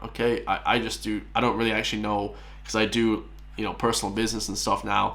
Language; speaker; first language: English; native; English